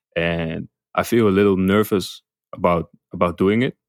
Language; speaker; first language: English; non-native, fluent; Dutch